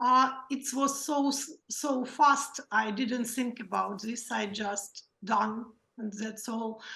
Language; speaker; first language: English; non-native, learner; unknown